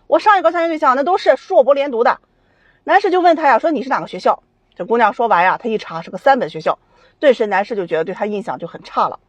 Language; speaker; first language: Chinese; native; Chinese